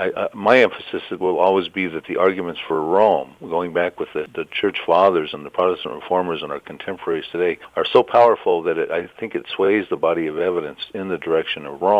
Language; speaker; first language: English; native; English